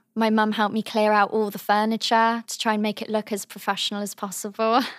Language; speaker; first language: English; native; English